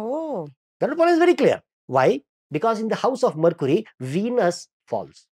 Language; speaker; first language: English; non-native, local second language; Kannada